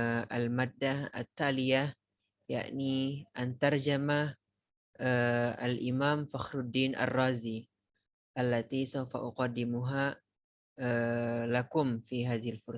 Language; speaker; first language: Arabic; non-native, fluent; Indonesian